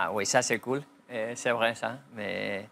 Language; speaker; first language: French; non-native, fluent; Spanish